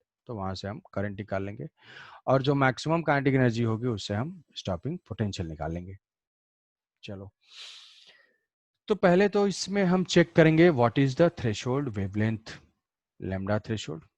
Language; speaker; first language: Hindi; native; Hindi